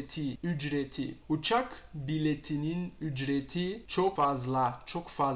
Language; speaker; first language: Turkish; non-native, fluent; Portuguese